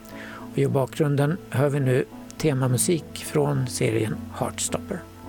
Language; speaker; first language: Swedish; native; Swedish